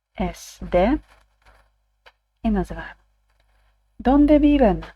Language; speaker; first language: Spanish; non-native, learner; Ukrainian